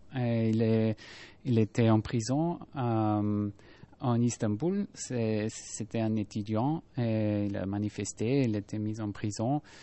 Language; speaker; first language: French; non-native, fluent; German